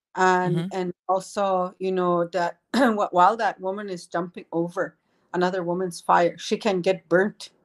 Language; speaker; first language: English; native; English